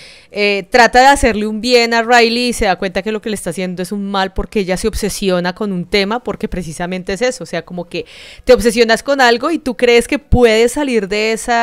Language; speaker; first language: Spanish; native; Spanish